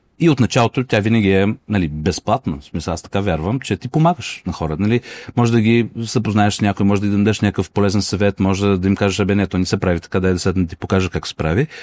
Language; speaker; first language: Bulgarian; non-native, fluent; Russian